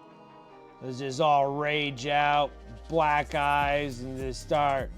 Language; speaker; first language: English; native; English